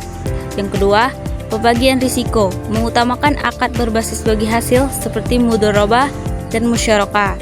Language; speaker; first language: Indonesian; native; Indonesian